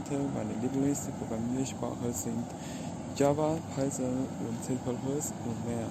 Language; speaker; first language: German; non-native, learner; Chinese